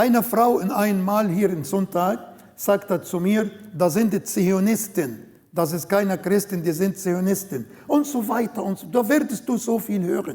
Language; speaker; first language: German; non-native, learner; Arabic